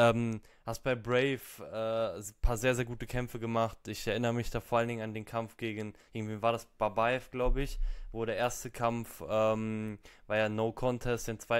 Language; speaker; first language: German; native; German